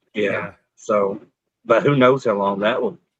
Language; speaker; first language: English; native; English